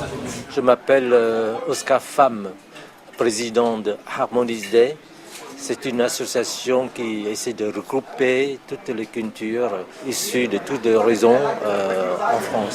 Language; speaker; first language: French; non-native, fluent; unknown